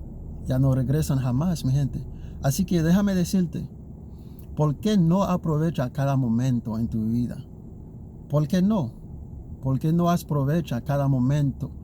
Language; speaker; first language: Spanish; non-native, learner; Haitian Creole